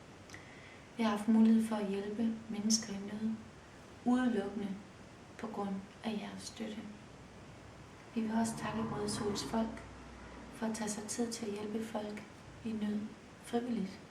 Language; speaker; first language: Danish; early bilingual, other home language; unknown